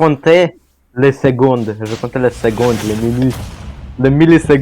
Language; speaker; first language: French; non-native, learner; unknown